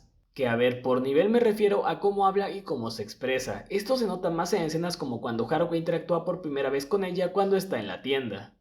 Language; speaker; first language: Spanish; native; Spanish